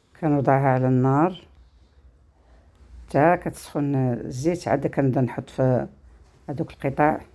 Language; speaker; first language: Arabic; native; Arabic